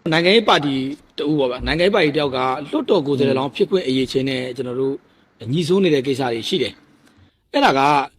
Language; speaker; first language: Burmese; native; Burmese